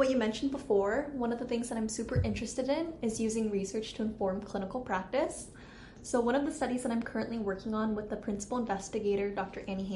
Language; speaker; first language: English; native; English